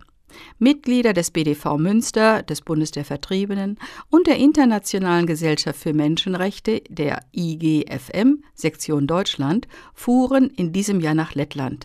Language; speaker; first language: German; native; German